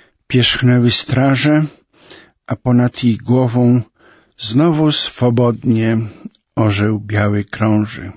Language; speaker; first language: Polish; native; Polish